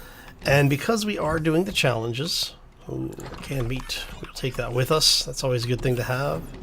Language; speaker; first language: English; native; English